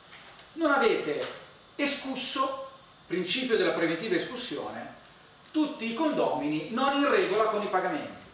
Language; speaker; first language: Italian; native; Italian